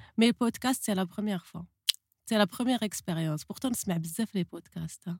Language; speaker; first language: French; non-native, local second language; Arabic